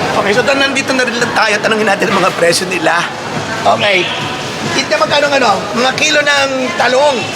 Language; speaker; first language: Filipino; native; Filipino